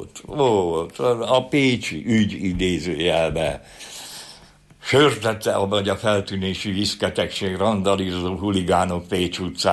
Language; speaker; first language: Hungarian; native; Hungarian